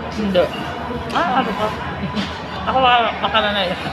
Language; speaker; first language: Japanese; non-native, learner; Filipino